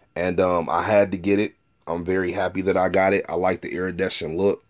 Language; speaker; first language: English; native; English